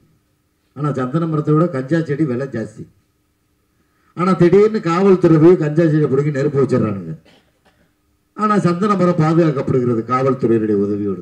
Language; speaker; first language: Tamil; native; Tamil